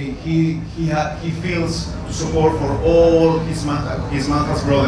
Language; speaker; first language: English; non-native, learner; Spanish